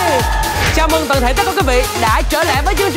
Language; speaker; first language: Vietnamese; native; Vietnamese